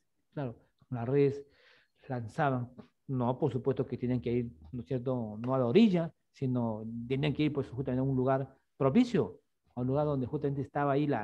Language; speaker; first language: Spanish; native; Spanish